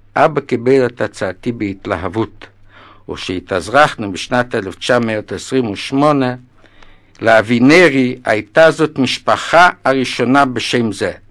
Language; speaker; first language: Hebrew; non-native, fluent; Yiddish